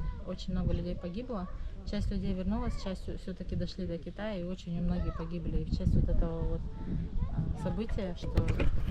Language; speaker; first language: Russian; native; Russian